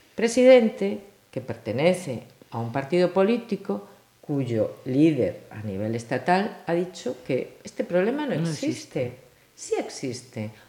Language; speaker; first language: Spanish; native; Spanish